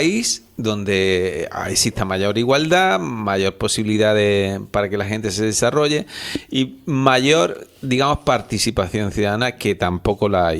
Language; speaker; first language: Spanish; native; Spanish